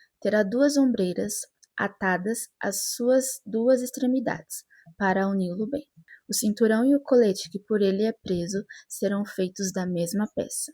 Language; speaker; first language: Portuguese; native; Portuguese